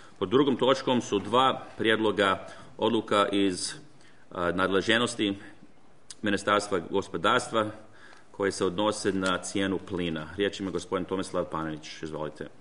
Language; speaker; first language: Croatian; early bilingual, heritage; Croatian